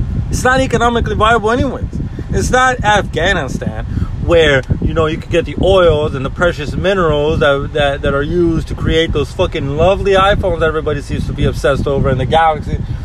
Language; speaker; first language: English; early bilingual, other home language; Spanish